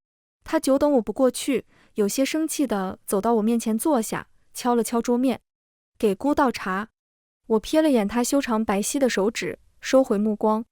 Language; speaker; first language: Chinese; native; Chinese